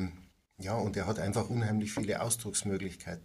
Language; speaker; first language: German; native; German